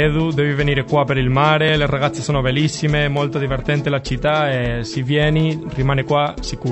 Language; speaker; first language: Italian; non-native, learner; Spanish